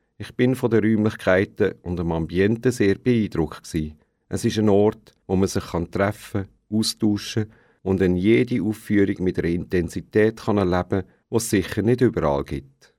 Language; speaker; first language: German; native; German